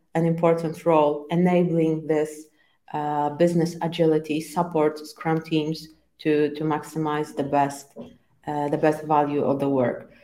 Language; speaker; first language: English; non-native, fluent; Polish